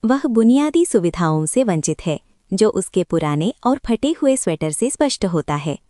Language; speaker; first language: Hindi; non-native, local second language; Malayalam